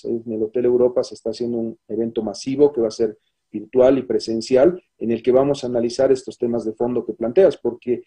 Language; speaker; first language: Spanish; native; Spanish